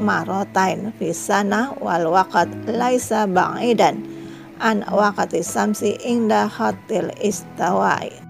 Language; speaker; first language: Arabic; non-native, fluent; Indonesian